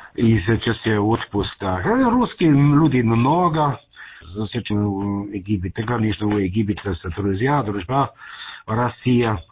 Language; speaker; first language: Russian; non-native, learner; German